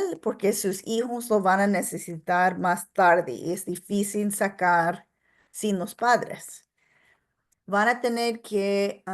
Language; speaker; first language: Spanish; non-native, local second language; English